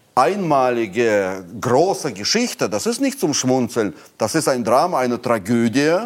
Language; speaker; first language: German; non-native, fluent; Russian